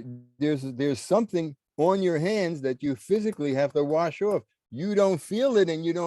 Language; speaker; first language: English; native; English